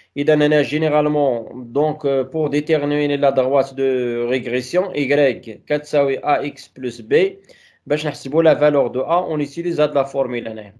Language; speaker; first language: French; non-native, local second language; Arabic